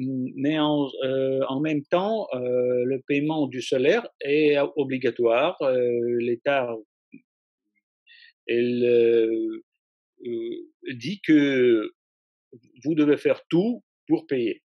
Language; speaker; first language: French; non-native, fluent; Russian